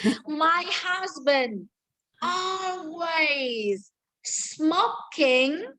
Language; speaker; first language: English; non-native, learner; Vietnamese